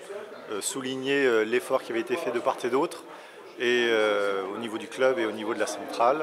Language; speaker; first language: French; native; French